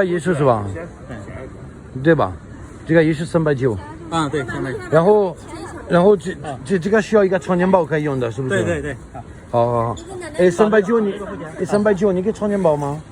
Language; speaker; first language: Chinese; non-native, learner; French